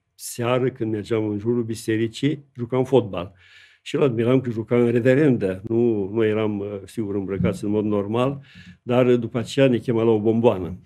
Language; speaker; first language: Romanian; native; Romanian